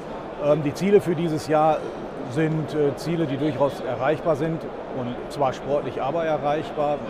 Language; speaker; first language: German; native; German